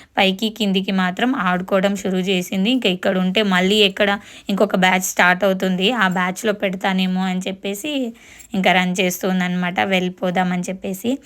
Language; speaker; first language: Telugu; non-native, local second language; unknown